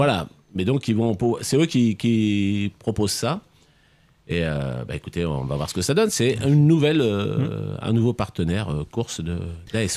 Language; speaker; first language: French; native; French